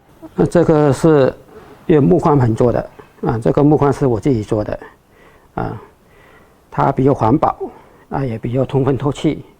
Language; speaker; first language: Chinese; native; Chinese